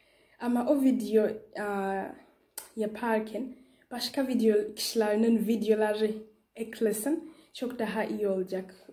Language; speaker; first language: Turkish; non-native, learner; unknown